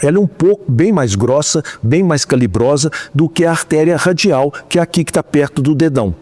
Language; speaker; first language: Portuguese; native; Portuguese